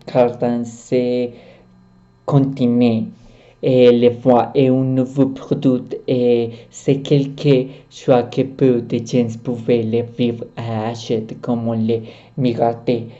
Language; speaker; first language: French; non-native, learner; Spanish